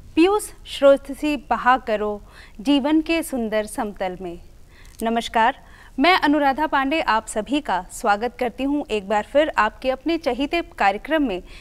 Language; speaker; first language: Hindi; native; Hindi